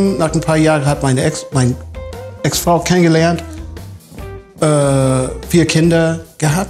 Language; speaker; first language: German; non-native, fluent; English